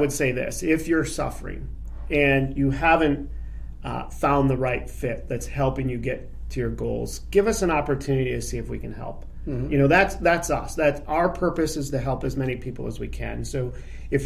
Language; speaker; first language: English; native; English